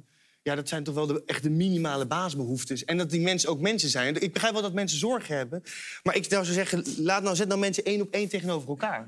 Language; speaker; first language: Dutch; native; Dutch